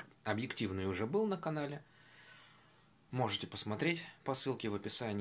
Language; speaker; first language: Russian; native; Russian